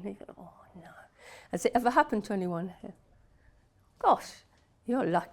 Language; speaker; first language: English; native; English